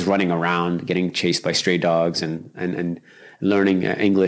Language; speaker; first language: English; native; English